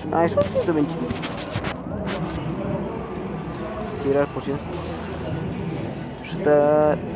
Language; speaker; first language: Spanish; native; Spanish